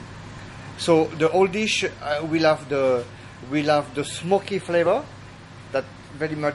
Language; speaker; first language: English; non-native, fluent; French